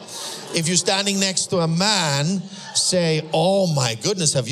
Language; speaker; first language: English; non-native, fluent; German